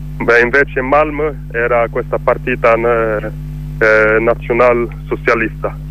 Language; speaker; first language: Italian; non-native, learner; Swedish